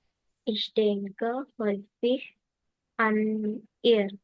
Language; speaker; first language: German; non-native, learner; Indonesian